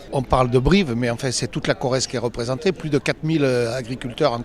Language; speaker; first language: French; native; French